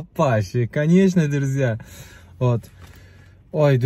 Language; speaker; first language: Russian; non-native, learner; Turkish